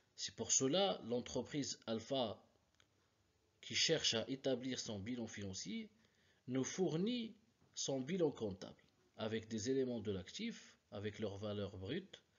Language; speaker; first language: French; non-native, local second language; Arabic